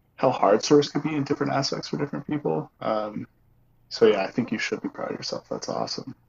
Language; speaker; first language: English; native; English